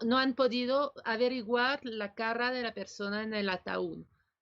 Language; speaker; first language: Spanish; non-native, fluent; French